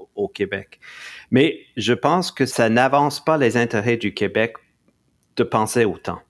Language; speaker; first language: French; non-native, local second language; English